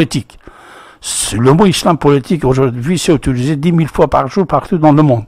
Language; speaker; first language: French; non-native, fluent; Persian